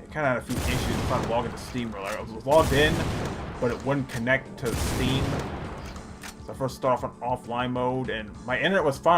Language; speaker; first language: English; native; English